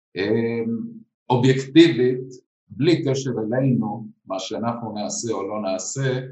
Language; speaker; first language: Hebrew; non-native, fluent; Spanish